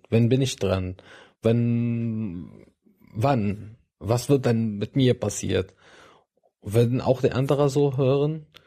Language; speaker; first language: German; non-native, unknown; Arabic